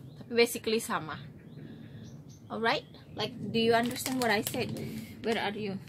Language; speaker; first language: English; non-native, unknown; Indonesian